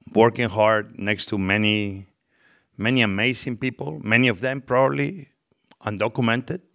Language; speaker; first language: English; non-native, fluent; Spanish